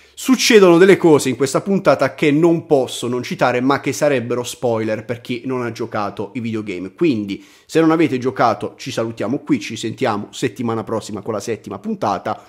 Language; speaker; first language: Italian; native; Italian